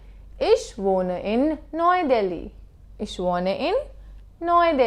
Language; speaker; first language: German; non-native, fluent; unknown